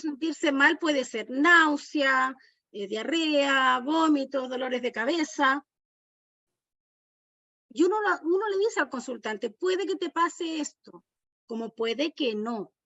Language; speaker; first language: Spanish; native; Spanish